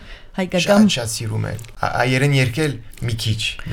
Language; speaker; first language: Armenian; non-native, learner; French